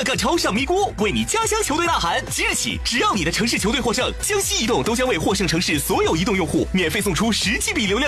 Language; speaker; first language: Chinese; native; Chinese